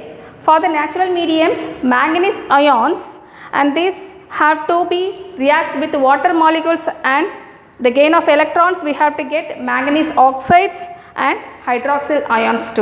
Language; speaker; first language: English; non-native, local second language; Tamil